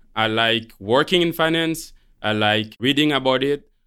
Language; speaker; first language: English; non-native, fluent; Haitian Creole